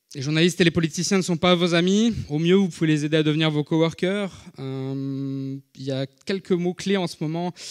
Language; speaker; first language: French; native; French